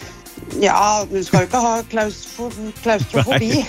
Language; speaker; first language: Norwegian; native; Norwegian